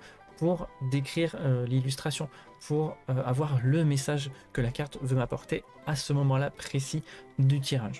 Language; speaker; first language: French; native; French